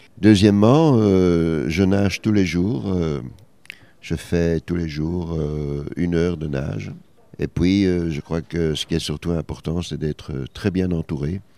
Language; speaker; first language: French; native; French